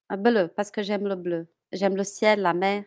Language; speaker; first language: French; non-native, fluent; Portuguese